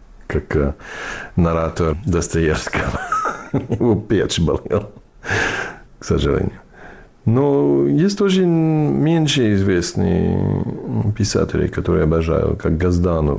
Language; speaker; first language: Russian; non-native, fluent; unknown